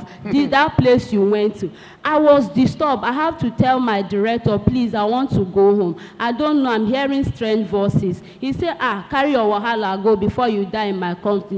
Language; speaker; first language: English; non-native, local second language; Igbo